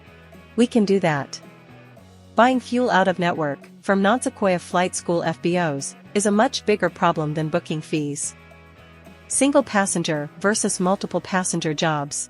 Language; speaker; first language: English; native; English